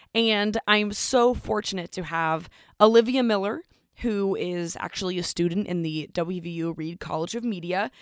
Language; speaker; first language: English; native; English